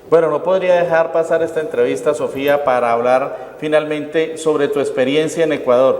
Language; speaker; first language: Spanish; native; Spanish